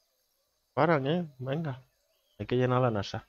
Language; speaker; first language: Spanish; native; Spanish